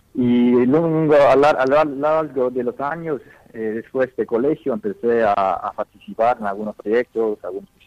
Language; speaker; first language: Spanish; non-native, fluent; English